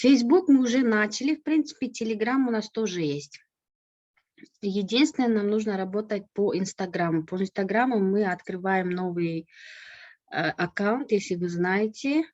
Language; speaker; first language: Russian; non-native, local second language; Kyrgyz